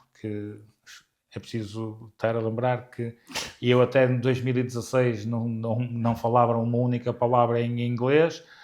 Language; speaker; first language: Portuguese; native; Portuguese